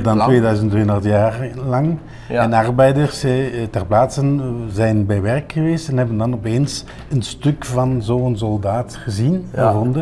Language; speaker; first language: Dutch; non-native, local second language; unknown